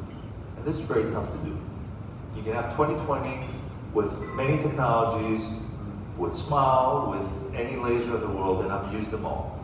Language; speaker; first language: English; non-native, fluent; Greek